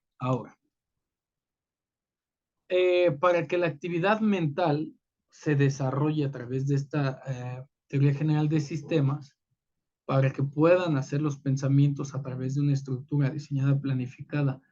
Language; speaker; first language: Spanish; native; Spanish